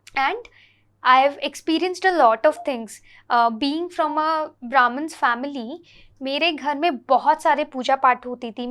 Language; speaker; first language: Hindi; non-native, local second language; Telugu